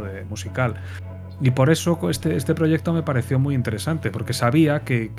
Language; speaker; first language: Spanish; native; Spanish